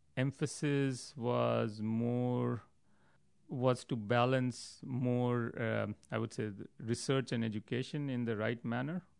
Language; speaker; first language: English; non-native, local second language; Hindi